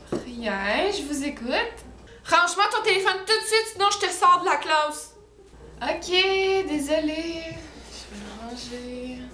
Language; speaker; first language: French; native; French